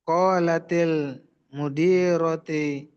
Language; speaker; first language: Arabic; non-native, learner; Indonesian